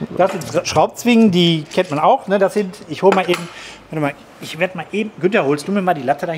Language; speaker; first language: German; native; German